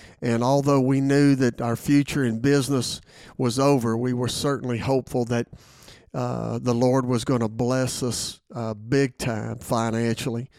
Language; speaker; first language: English; native; English